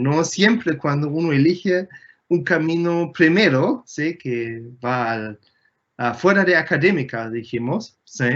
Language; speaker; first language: Spanish; non-native, fluent; German